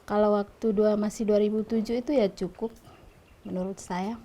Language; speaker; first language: Indonesian; non-native, local second language; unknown